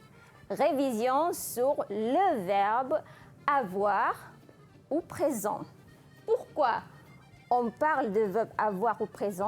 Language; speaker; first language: French; non-native, fluent; Malay